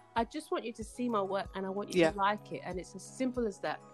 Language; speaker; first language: English; native; English